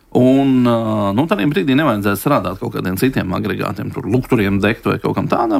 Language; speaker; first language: Latvian; native; Latvian